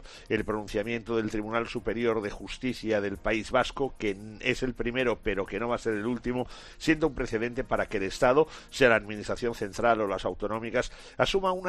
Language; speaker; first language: Spanish; native; Spanish